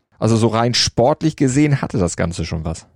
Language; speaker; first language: German; native; German